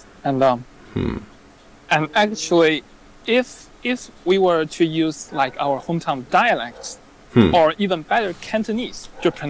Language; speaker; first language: English; non-native, fluent; Chinese